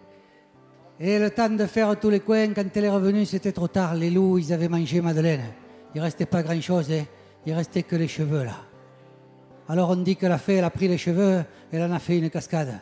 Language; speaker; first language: French; native; French